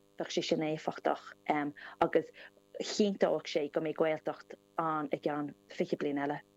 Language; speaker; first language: Irish; non-native, local second language; English